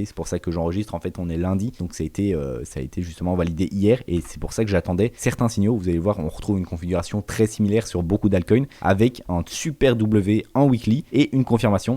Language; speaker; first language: French; native; French